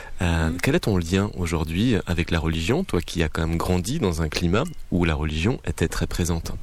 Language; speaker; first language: French; native; French